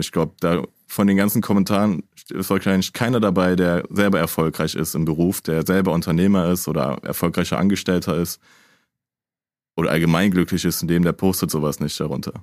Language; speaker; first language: German; native; German